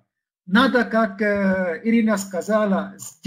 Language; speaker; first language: Russian; non-native, fluent; Czech